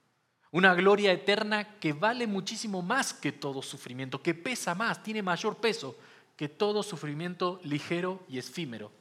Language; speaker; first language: Spanish; native; Spanish